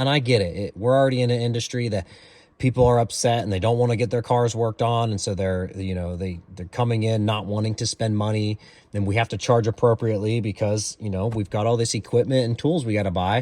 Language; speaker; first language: English; native; English